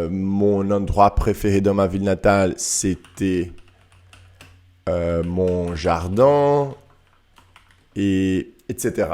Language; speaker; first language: French; non-native, learner; Portuguese